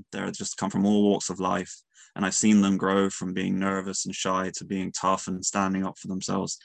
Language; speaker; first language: English; native; English